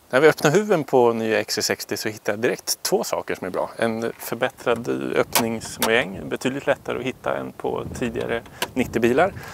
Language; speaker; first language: Swedish; native; Swedish